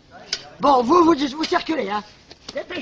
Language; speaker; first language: French; native; French